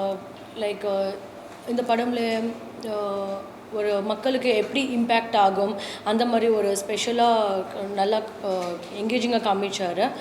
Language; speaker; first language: Tamil; non-native, learner; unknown